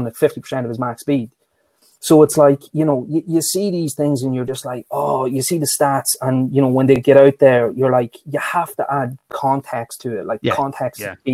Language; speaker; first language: English; native; English